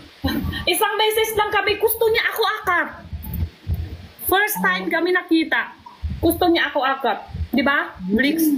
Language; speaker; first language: Filipino; non-native, learner; Chinese